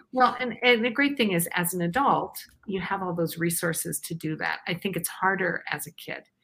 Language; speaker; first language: English; native; English